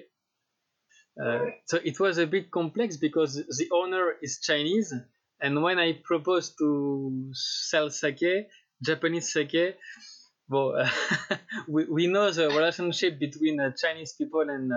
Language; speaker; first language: English; non-native, fluent; French